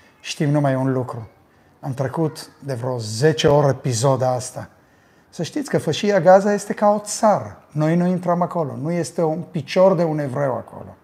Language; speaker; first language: Romanian; early bilingual, heritage; Romanian